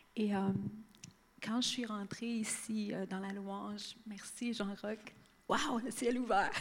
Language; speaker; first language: French; native; French